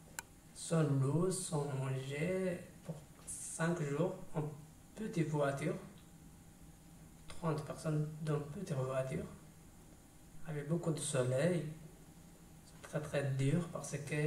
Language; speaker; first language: French; non-native, learner; Tigrinya